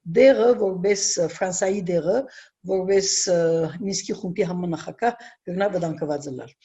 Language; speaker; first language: Armenian; early bilingual, heritage; Armenian